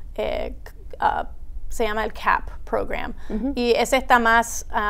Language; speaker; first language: Spanish; early bilingual, heritage; Spanish